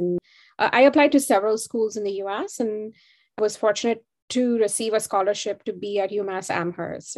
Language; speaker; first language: English; non-native, local second language; Hindi